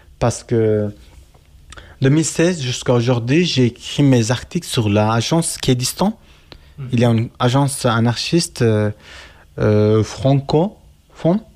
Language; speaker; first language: French; non-native, learner; Kurdish